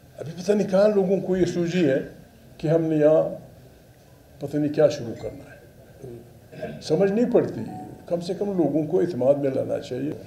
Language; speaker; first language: Urdu; non-native, local second language; Pashto